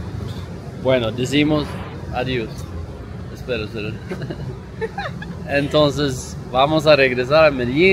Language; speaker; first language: Spanish; non-native, learner; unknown